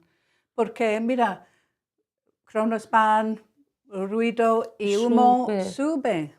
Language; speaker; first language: Spanish; non-native, learner; English